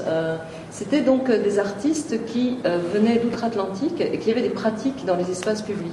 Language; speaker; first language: French; native; French